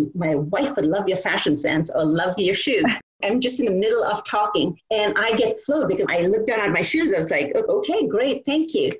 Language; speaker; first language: English; non-native, local second language; Bangla